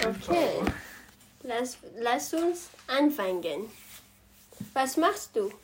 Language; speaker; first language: German; non-native, learner; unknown